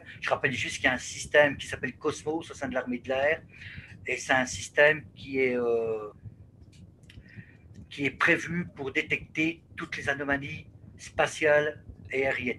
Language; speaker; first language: French; native; French